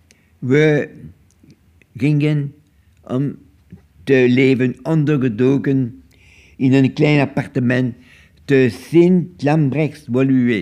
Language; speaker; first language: Dutch; non-native, local second language; French